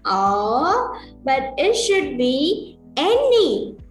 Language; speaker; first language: English; non-native, fluent; Vietnamese